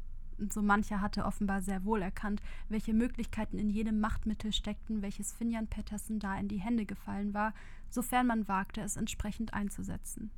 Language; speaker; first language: German; native; German